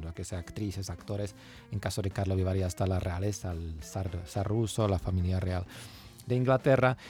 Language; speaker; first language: Spanish; non-native, fluent; Czech